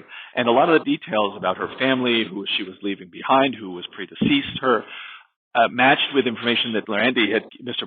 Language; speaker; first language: English; native; English